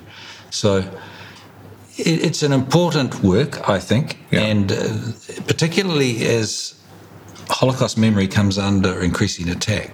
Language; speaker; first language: English; native; English